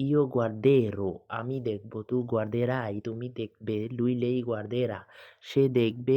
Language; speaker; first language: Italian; non-native, fluent; Bangla